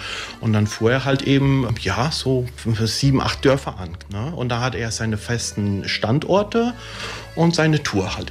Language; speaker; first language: German; early bilingual, other home language; Italian